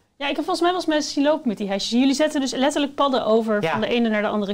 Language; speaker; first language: Dutch; native; Dutch